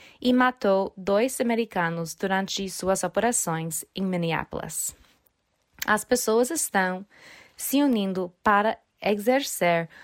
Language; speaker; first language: Portuguese; non-native, fluent; English